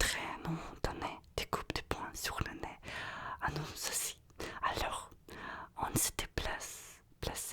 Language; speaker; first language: French; non-native, learner; Russian